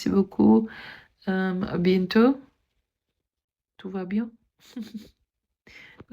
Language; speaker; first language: French; non-native, learner; Portuguese